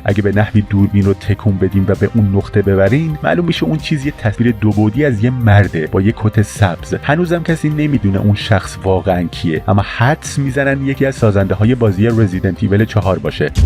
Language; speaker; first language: Persian; native; Persian